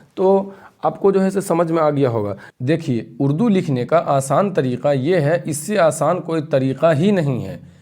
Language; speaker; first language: Hindi; native; Hindi